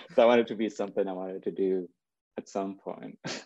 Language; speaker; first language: English; early bilingual, other home language; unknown